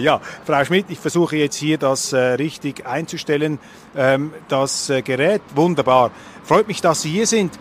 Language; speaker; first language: German; native; German